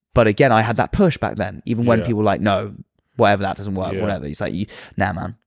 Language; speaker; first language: English; native; English